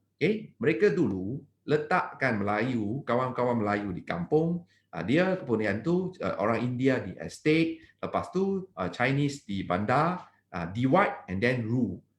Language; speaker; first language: Malay; non-native, local second language; Chinese